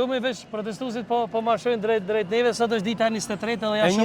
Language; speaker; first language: Albanian; native; Albanian